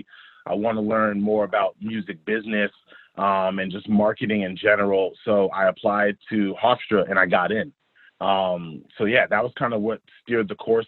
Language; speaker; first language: English; native; English